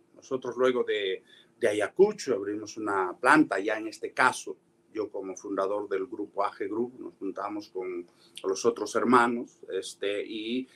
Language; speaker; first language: Spanish; native; Spanish